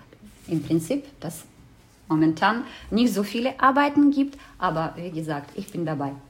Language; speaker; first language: German; non-native, fluent; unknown